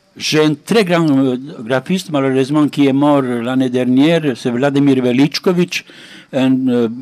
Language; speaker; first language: French; non-native, fluent; Serbian